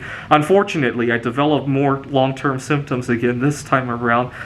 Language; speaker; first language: English; native; English